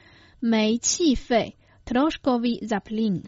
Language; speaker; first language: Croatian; non-native, fluent; Chinese